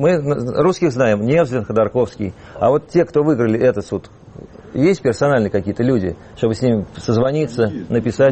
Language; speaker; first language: Russian; native; Russian